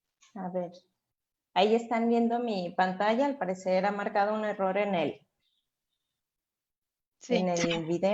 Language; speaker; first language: Spanish; native; Spanish